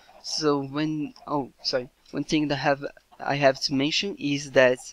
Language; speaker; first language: English; non-native, fluent; Portuguese